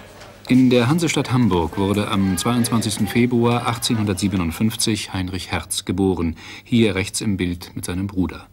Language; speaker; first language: German; native; German